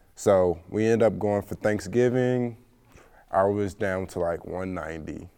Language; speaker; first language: English; native; English